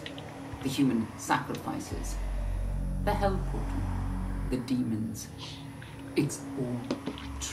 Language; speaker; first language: English; non-native, learner; Russian